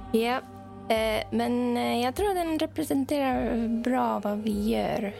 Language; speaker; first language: Swedish; non-native, fluent; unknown